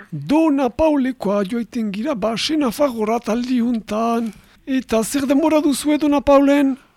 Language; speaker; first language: Basque; native; Basque